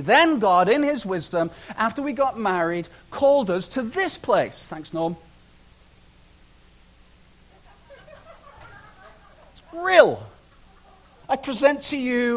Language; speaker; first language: English; native; English